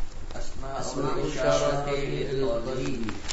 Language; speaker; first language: Arabic; non-native, learner; Indonesian